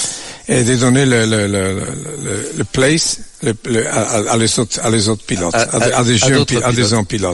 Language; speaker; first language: French; non-native, learner; Italian